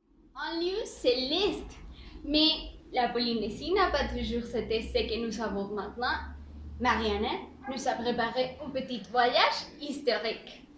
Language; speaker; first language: French; non-native, learner; Spanish